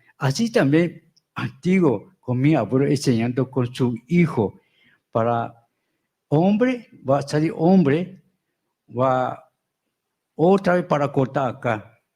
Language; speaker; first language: Spanish; non-native, local second language; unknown